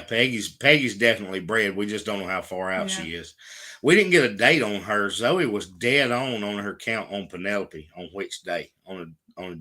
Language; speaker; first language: English; native; English